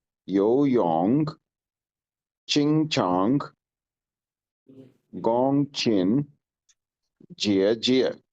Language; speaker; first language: Chinese; non-native, learner; Urdu